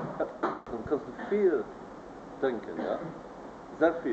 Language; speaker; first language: German; non-native, learner; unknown